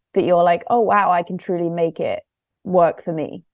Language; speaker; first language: English; native; English